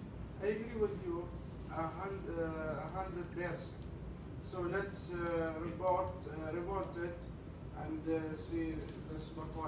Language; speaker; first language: English; non-native, learner; Arabic